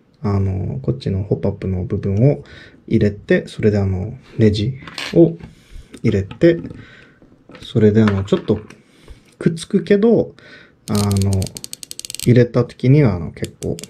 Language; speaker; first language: Japanese; non-native, fluent; English